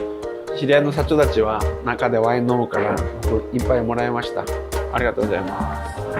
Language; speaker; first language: Japanese; non-native, fluent; Korean